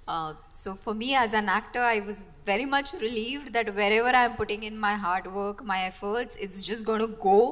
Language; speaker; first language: English; non-native, local second language; Marathi